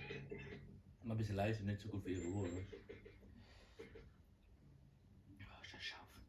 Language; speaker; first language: German; native; German